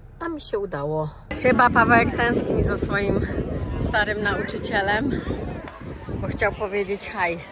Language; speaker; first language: Polish; native; Polish